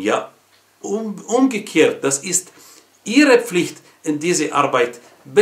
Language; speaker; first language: German; non-native, fluent; Arabic